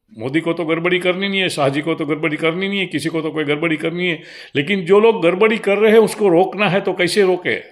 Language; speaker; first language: Hindi; non-native, local second language; Gujarati